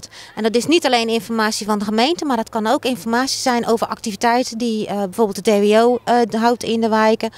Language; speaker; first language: Dutch; native; Dutch